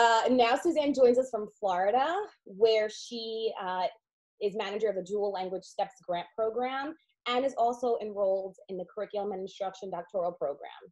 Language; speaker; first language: English; native; English